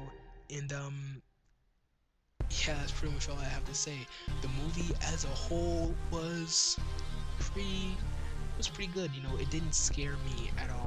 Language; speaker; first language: English; native; English